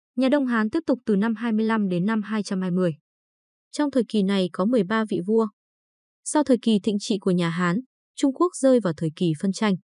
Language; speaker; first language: Vietnamese; native; Vietnamese